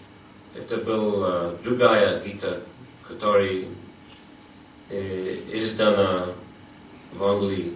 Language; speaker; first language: Russian; non-native, fluent; English